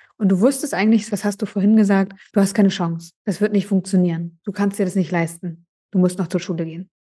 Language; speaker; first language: German; native; German